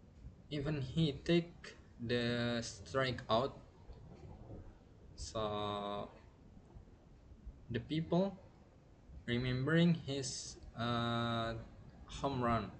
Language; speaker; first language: English; non-native, learner; Indonesian